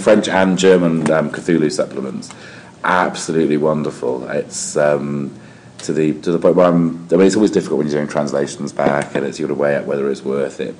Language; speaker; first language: English; native; English